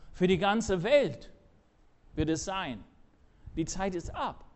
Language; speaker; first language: German; non-native, fluent; English